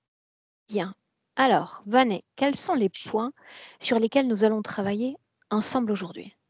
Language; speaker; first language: French; native; French